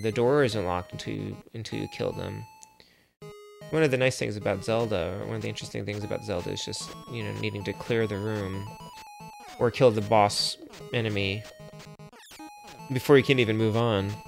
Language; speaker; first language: English; native; English